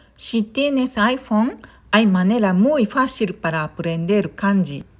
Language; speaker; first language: Spanish; non-native, learner; Japanese